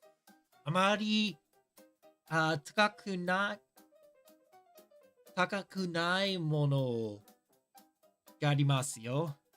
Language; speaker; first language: Japanese; non-native, learner; English